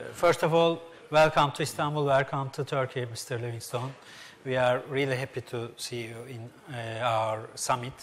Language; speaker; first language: English; non-native, learner; Turkish